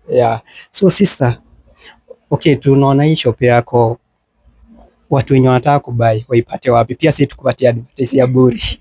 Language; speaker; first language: Swahili; native; Swahili